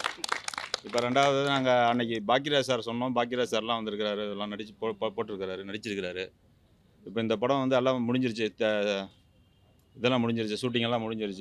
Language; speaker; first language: Tamil; native; Tamil